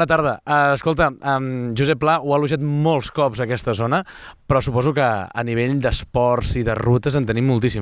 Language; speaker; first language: Catalan; native; Catalan